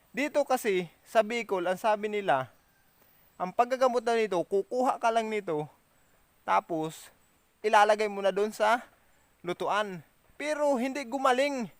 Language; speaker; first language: Filipino; native; Filipino